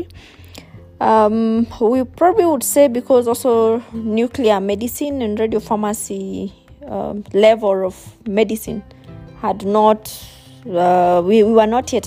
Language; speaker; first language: English; non-native, local second language; Kikuyu